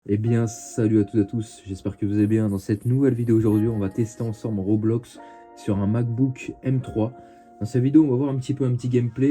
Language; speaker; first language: French; native; French